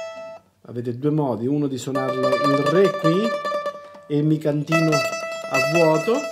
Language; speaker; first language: Italian; native; Italian